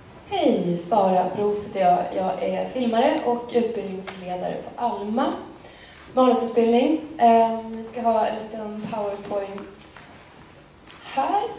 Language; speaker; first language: Swedish; native; Swedish